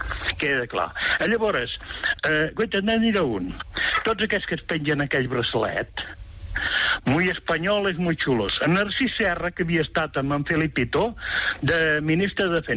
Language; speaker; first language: Catalan; native; Catalan